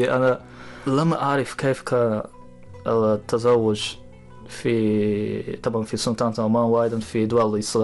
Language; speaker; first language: Arabic; non-native, learner; Japanese